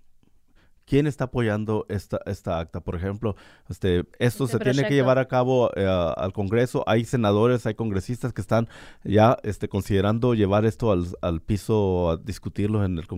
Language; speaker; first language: Spanish; native; Spanish